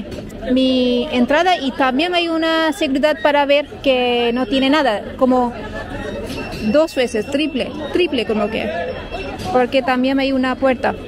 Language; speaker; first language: Spanish; non-native, learner; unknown